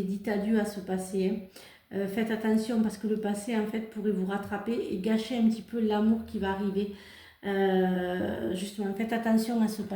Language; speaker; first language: French; native; French